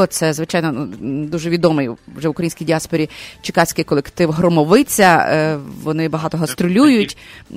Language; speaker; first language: Ukrainian; native; Ukrainian